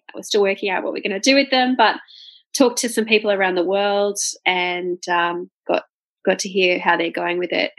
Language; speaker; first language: English; native; English